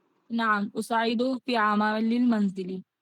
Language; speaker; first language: Arabic; non-native, learner; Urdu